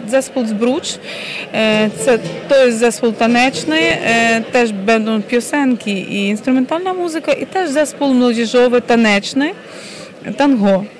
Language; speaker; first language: Polish; non-native, learner; Ukrainian